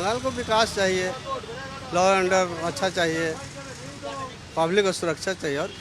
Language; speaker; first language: Hindi; non-native, local second language; Bangla